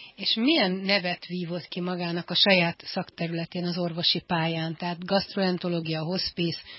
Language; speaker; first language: Hungarian; native; Hungarian